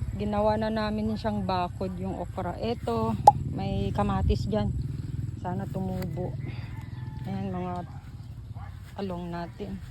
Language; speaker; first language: Filipino; non-native, local second language; Iloko